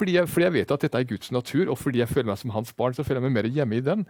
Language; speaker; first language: Norwegian; native; Norwegian